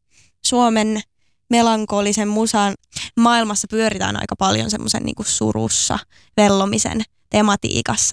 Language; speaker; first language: Finnish; native; Finnish